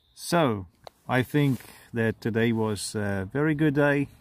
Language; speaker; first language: English; non-native, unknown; Slovak